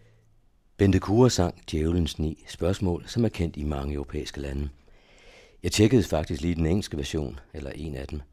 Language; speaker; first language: Danish; native; Danish